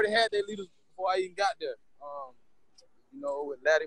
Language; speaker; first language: English; native; English